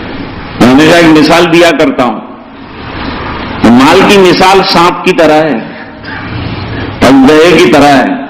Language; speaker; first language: Urdu; native; Urdu